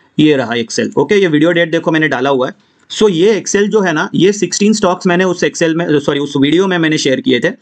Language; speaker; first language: Hindi; non-native, local second language; Marathi